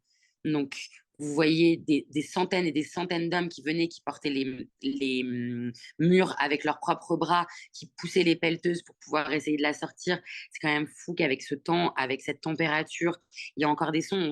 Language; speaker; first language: French; native; French